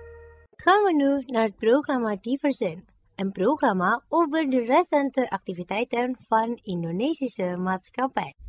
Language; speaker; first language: Dutch; non-native, fluent; Indonesian